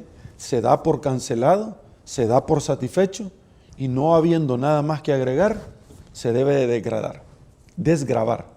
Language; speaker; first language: Spanish; native; Spanish